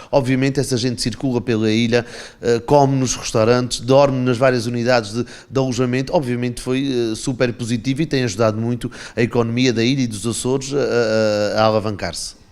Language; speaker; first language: Portuguese; native; Portuguese